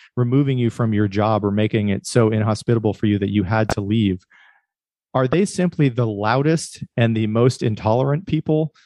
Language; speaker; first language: English; native; English